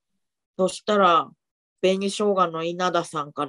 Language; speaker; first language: Japanese; native; Japanese